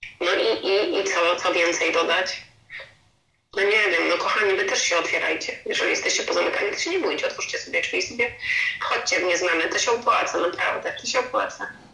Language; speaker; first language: Polish; native; Polish